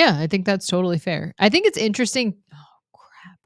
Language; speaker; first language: English; native; English